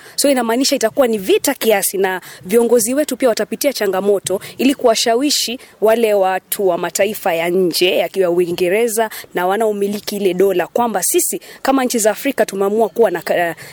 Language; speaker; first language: Swahili; native; Swahili